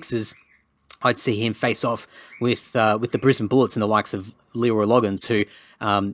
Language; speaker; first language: English; native; English